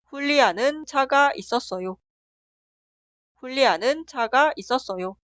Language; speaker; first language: Korean; non-native, fluent; Spanish